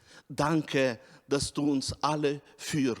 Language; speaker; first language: German; non-native, fluent; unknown